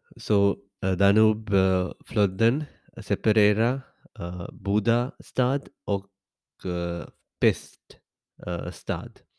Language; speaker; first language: Swedish; non-native, learner; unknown